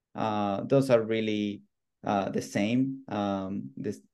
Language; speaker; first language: English; non-native, fluent; Spanish